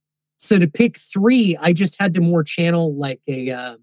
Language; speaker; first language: English; native; English